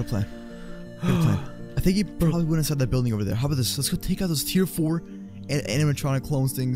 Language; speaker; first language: English; native; English